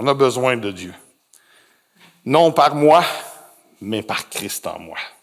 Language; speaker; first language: French; native; French